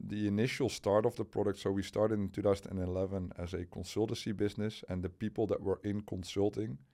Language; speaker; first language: English; non-native, fluent; Dutch